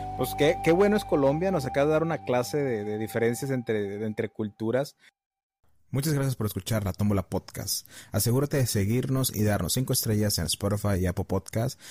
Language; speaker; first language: Spanish; early bilingual, heritage; Spanish